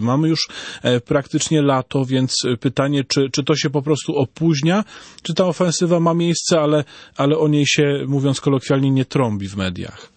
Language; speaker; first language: Polish; native; Polish